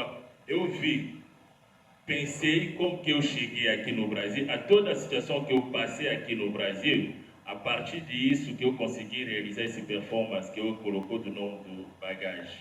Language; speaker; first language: Portuguese; non-native, learner; Lingala